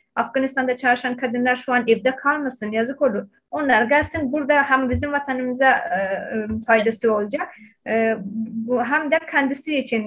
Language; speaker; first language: Turkish; non-native, fluent; Persian